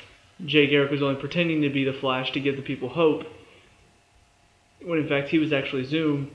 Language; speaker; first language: English; native; English